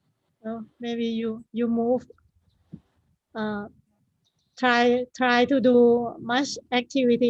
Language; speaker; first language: English; non-native, learner; Thai